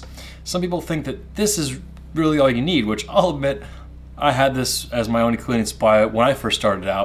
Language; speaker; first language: English; native; English